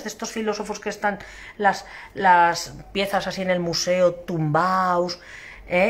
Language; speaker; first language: Spanish; native; Spanish